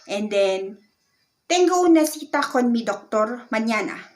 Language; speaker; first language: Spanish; non-native, learner; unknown